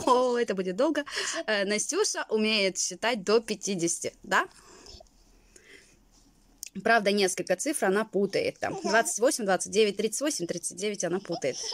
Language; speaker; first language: Russian; native; Russian